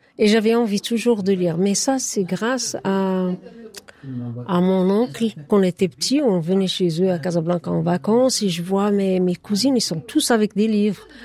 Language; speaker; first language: French; non-native, fluent; Arabic